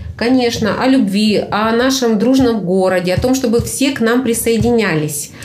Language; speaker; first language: Russian; native; Russian